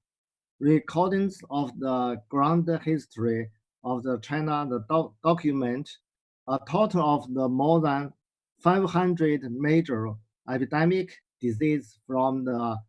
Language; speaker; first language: English; non-native, learner; Chinese